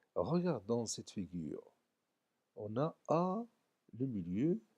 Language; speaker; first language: French; non-native, local second language; Arabic